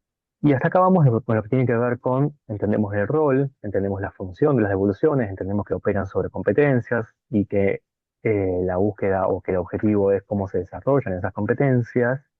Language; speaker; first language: Spanish; native; Spanish